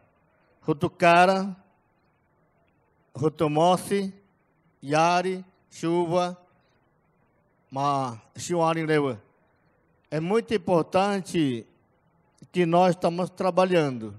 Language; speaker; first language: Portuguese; non-native, local second language; Yanomámi